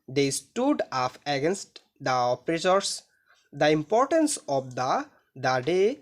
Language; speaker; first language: English; non-native, local second language; Bangla